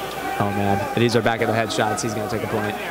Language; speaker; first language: English; native; English